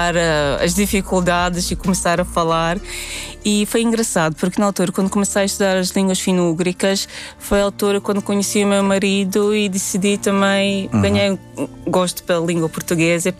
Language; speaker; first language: Portuguese; non-native, fluent; Latvian